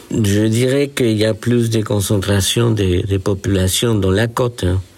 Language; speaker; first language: French; non-native, fluent; Spanish